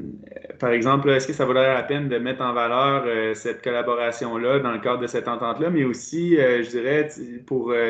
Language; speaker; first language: French; native; French